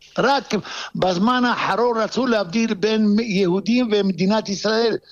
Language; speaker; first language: Hebrew; non-native, fluent; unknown